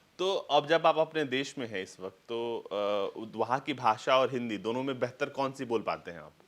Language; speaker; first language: Hindi; native; Hindi